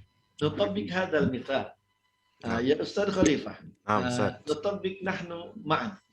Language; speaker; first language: Arabic; non-native, fluent; Indonesian